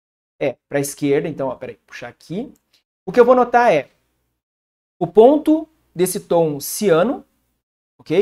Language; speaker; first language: Portuguese; native; Portuguese